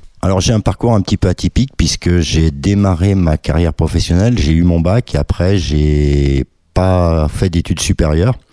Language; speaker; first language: French; native; French